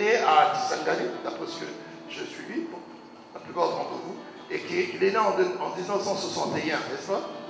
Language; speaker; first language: French; non-native, local second language; Lingala